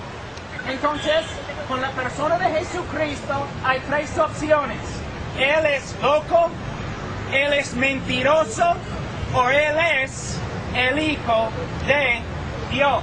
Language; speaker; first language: Spanish; non-native, fluent; English